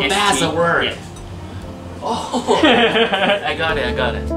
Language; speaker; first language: English; non-native, fluent; Chinese